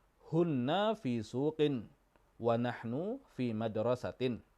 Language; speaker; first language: Arabic; non-native, fluent; Indonesian